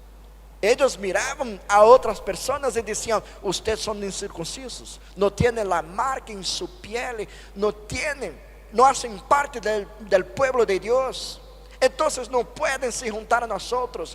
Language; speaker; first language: Spanish; non-native, fluent; Portuguese